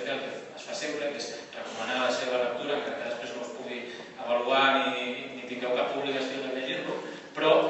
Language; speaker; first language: Catalan; native; Catalan